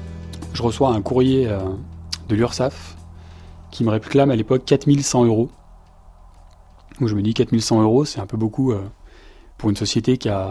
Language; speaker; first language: French; native; French